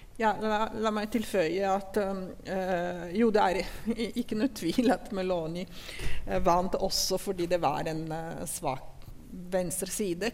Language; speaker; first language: Norwegian; non-native, fluent; Italian